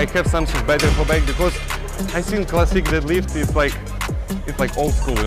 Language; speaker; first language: English; non-native, learner; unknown